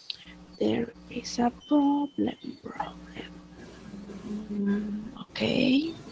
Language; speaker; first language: English; non-native, learner; Spanish